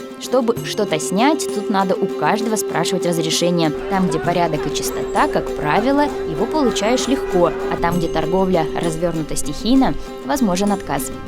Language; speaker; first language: Russian; native; Russian